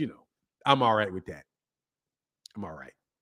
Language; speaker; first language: English; native; English